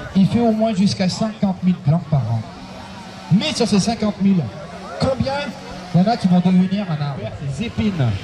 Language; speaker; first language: French; native; French